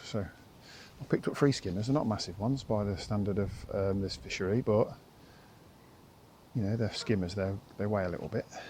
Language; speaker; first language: English; native; English